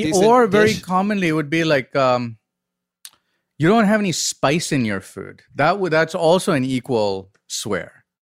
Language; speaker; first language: English; non-native, local second language; Tamil